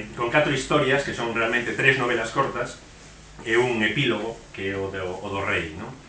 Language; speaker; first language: Galician; non-native, local second language; Spanish